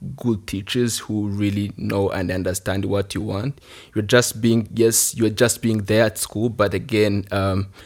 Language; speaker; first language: English; non-native, local second language; Kinyarwanda